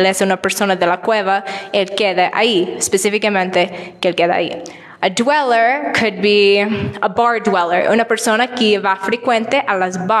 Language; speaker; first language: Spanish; non-native, learner; English